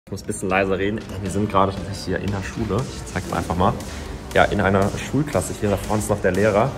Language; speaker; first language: German; native; German